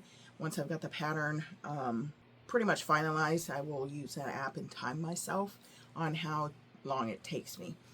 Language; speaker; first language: English; native; English